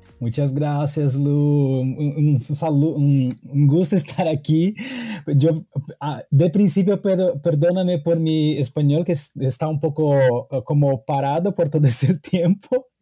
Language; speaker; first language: Spanish; non-native, fluent; Portuguese